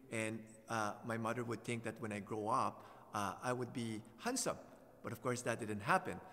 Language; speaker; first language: English; non-native, local second language; Filipino